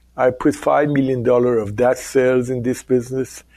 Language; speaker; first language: English; non-native, fluent; Persian